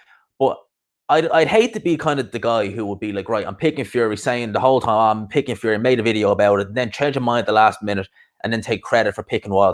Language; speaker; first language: English; native; English